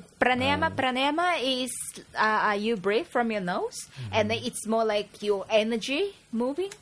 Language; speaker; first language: English; non-native, fluent; Japanese